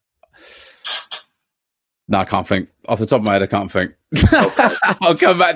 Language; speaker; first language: English; native; English